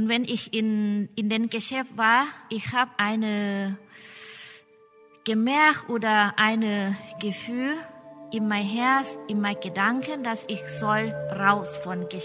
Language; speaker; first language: German; non-native, learner; Thai